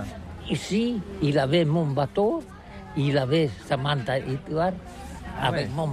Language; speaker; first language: French; non-native, learner; Catalan